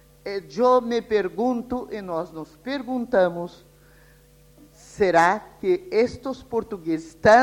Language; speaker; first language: Spanish; non-native, fluent; Portuguese